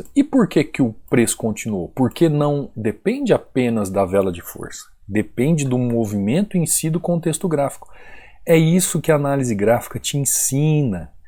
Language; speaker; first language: Portuguese; native; Portuguese